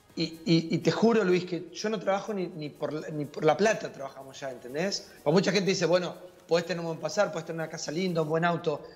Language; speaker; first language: Spanish; native; Spanish